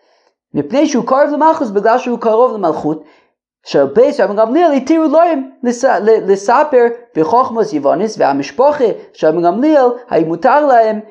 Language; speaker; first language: Hebrew; non-native, fluent; English